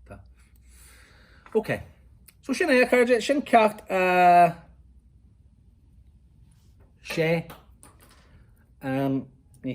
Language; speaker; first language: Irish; non-native, local second language; English